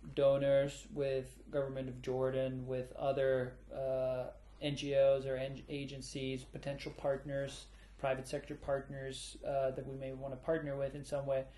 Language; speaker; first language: English; early bilingual, other home language; German